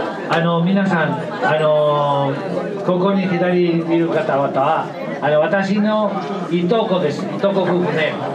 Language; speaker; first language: Japanese; non-native, fluent; Spanish